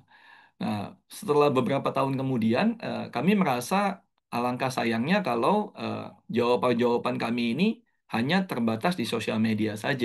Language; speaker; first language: Indonesian; native; Indonesian